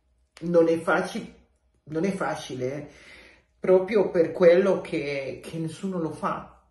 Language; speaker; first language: Italian; non-native, local second language; Spanish